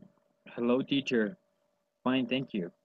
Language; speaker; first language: English; non-native, learner; Spanish